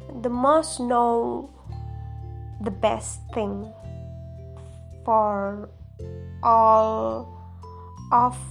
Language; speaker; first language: English; non-native, learner; Indonesian